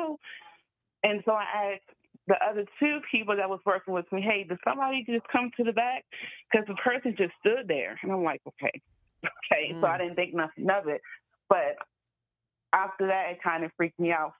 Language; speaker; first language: English; native; English